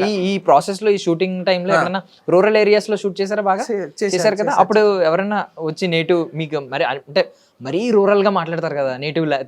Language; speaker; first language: Telugu; native; Telugu